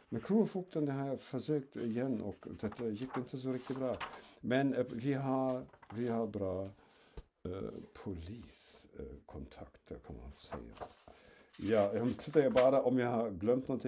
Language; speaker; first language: Swedish; non-native, fluent; German